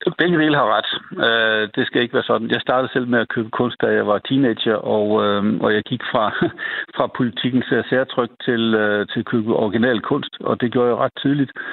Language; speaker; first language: Danish; native; Danish